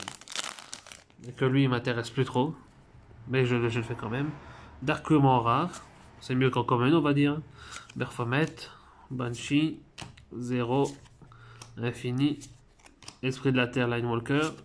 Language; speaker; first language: French; native; French